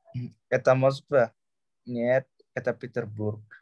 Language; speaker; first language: Russian; non-native, learner; Indonesian